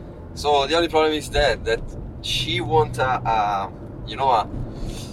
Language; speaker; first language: English; non-native, learner; Italian